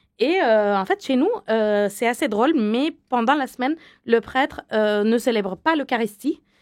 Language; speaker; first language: French; non-native, fluent; Arabic